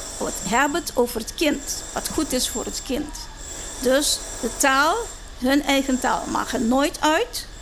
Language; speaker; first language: Dutch; non-native, local second language; Papiamento